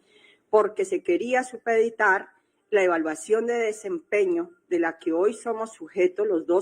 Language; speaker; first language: Spanish; native; Spanish